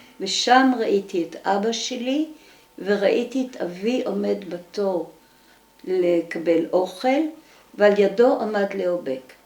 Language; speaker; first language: Hebrew; early bilingual, other home language; Dutch